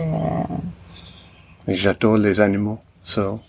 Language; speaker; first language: French; non-native, learner; English